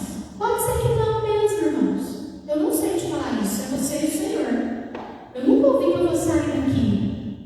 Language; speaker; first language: Portuguese; native; Portuguese